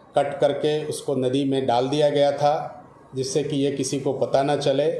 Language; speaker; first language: Hindi; non-native, local second language; Marathi